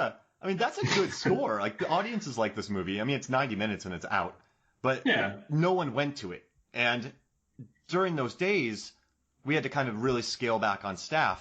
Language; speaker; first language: English; native; English